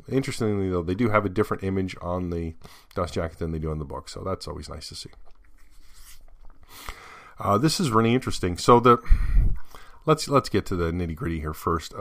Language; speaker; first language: English; native; English